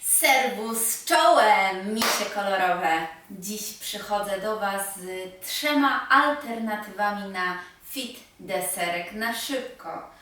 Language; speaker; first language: Polish; native; Polish